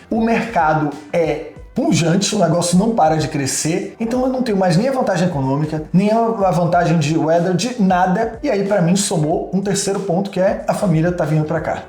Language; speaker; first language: Portuguese; native; Portuguese